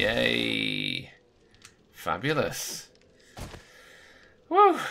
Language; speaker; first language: English; native; English